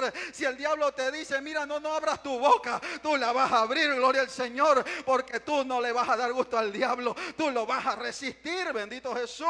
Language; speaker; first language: Spanish; native; Spanish